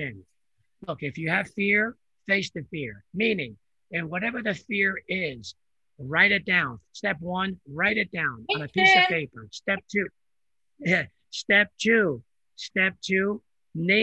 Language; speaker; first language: English; early bilingual, other home language; Italian